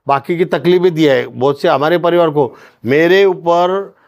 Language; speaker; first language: Hindi; non-native, local second language; Marathi